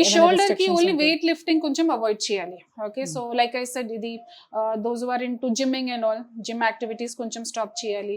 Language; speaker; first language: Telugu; non-native, fluent; Hindi